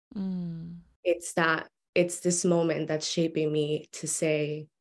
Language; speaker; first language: English; early bilingual, other home language; Spanish